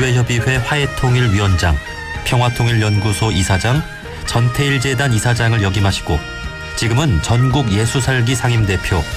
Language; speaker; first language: Korean; native; Korean